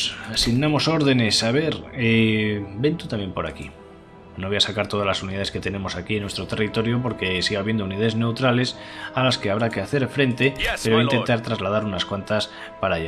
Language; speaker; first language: Spanish; native; Spanish